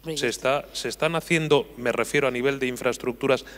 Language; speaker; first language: Spanish; native; Spanish